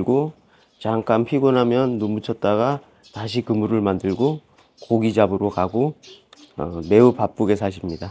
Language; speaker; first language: Korean; native; Korean